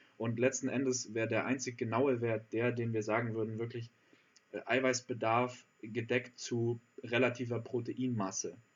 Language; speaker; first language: German; native; German